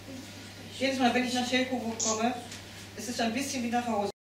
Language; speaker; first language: German; native; German